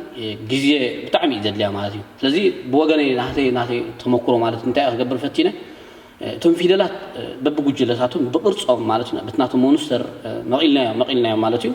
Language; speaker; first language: Tigrinya; native; Tigrinya